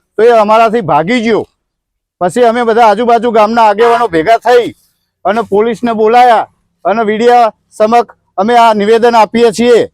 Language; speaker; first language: Gujarati; native; Gujarati